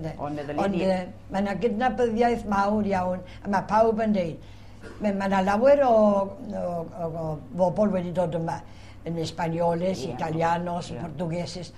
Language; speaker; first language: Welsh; early bilingual, heritage; Welsh